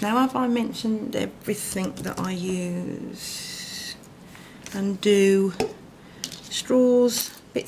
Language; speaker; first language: English; native; English